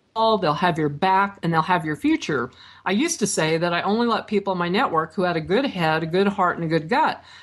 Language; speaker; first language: English; native; English